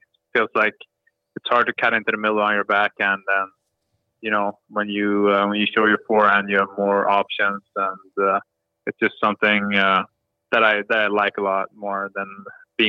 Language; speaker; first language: English; non-native, fluent; Swedish